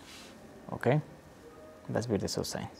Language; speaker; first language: German; non-native, learner; Spanish